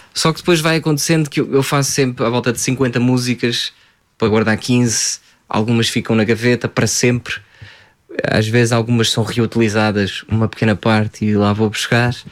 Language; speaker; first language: Portuguese; early bilingual, other home language; French